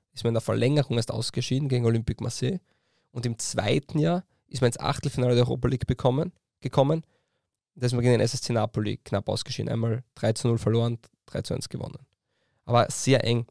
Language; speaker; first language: German; native; German